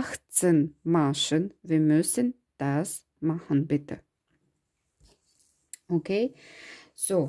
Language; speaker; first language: German; non-native, fluent; Russian